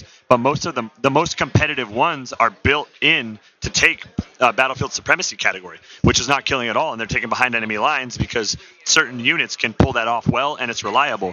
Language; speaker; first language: English; native; English